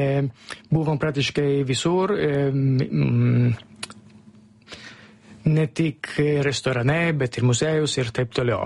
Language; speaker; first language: Lithuanian; non-native, learner; Italian